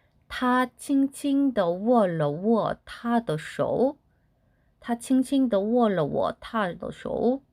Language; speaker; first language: Chinese; non-native, fluent; Korean